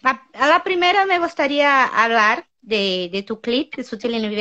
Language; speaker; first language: Spanish; non-native, learner; Portuguese